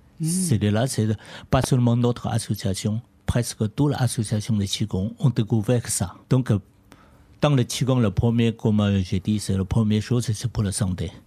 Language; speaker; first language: French; non-native, learner; Chinese